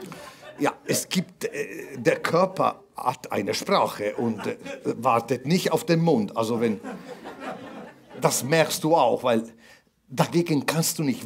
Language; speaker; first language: German; non-native, fluent; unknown